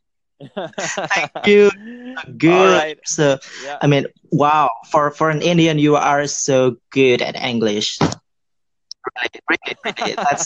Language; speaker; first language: English; non-native, fluent; Indonesian